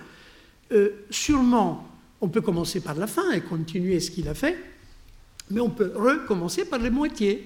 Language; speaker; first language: French; non-native, fluent; Italian